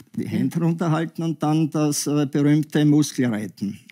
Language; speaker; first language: German; native; German